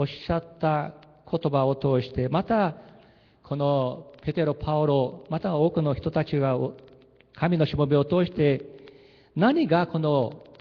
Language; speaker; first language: Japanese; early bilingual, heritage; Japanese